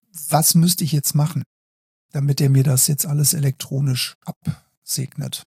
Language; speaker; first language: German; native; German